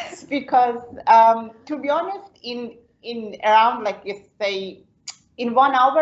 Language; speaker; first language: English; non-native, fluent; Persian